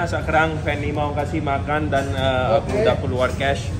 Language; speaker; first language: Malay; non-native, learner; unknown